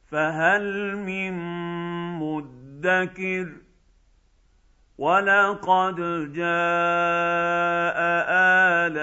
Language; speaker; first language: Arabic; native; Arabic